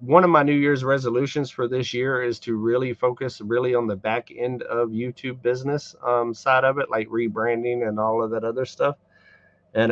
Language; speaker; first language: English; native; English